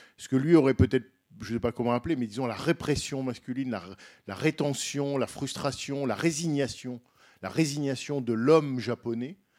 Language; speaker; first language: French; native; French